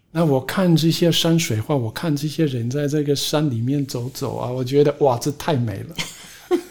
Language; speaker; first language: Chinese; non-native, fluent; German